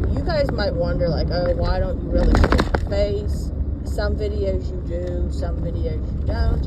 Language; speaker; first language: English; native; English